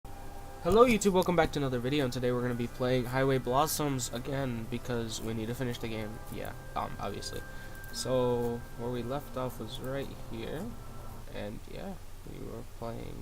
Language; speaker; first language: English; native; English